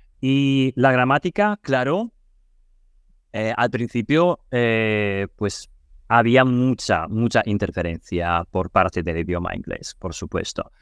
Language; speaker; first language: Spanish; non-native, fluent; Ukrainian